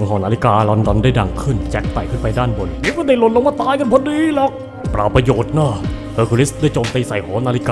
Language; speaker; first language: Thai; native; Thai